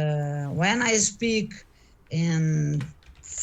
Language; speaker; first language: English; non-native, learner; Portuguese